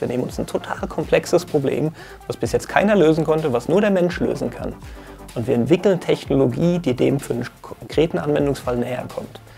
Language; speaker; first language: German; native; German